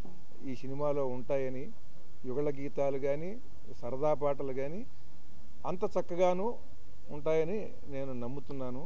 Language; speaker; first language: Telugu; native; Telugu